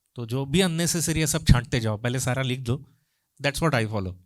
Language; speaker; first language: Hindi; non-native, local second language; Marathi